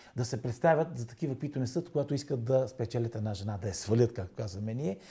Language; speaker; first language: Bulgarian; native; Bulgarian